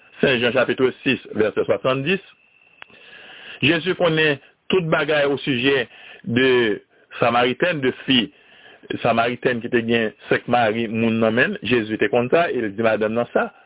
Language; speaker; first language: French; non-native, learner; Haitian Creole